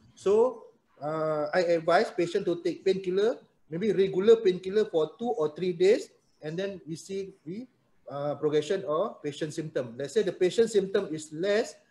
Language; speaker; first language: English; non-native, local second language; Malay